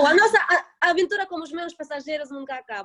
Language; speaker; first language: Portuguese; non-native, fluent; Russian